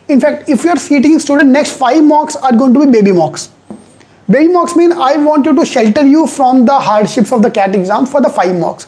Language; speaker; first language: English; non-native, local second language; Hindi